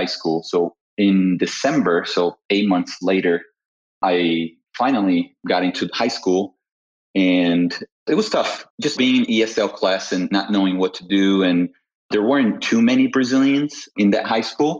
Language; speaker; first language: English; non-native, fluent; Portuguese